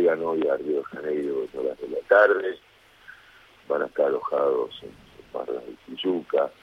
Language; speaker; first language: Spanish; native; Spanish